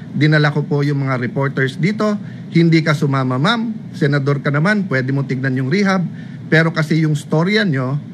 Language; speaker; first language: Filipino; native; Filipino